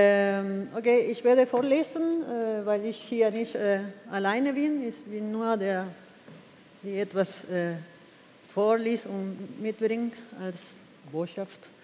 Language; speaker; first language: German; non-native, fluent; Spanish